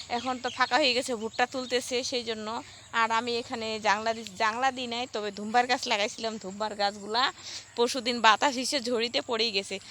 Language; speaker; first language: Bangla; non-native, local second language; Rangpuri